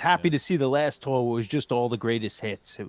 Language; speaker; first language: English; native; English